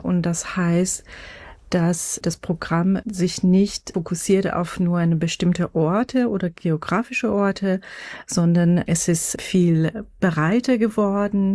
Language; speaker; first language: German; non-native, fluent; Persian